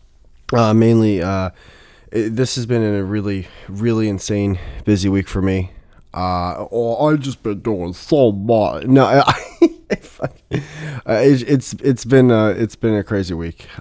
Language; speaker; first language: English; native; English